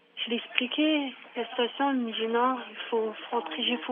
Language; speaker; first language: French; non-native, fluent; Arabic